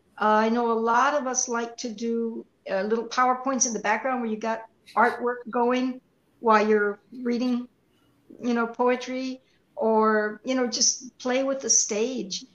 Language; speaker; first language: English; early bilingual, other home language; Spanish